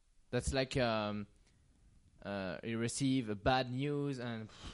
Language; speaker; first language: English; non-native, learner; French